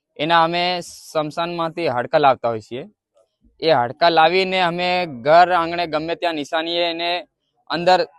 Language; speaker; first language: Gujarati; non-native, local second language; Bhili